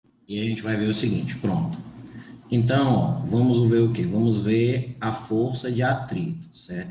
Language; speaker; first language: Portuguese; native; Portuguese